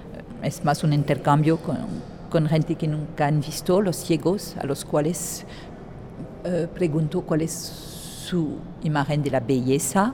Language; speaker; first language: Spanish; non-native, fluent; French